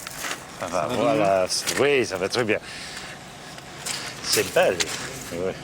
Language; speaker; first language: French; non-native, learner; English